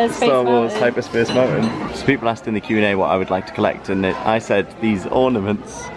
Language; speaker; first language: English; native; English